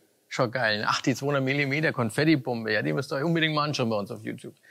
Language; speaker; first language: German; native; German